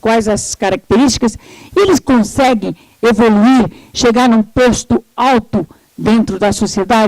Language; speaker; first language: Portuguese; native; Portuguese